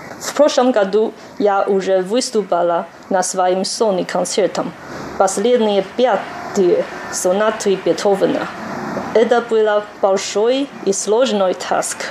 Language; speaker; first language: Russian; non-native, learner; Chinese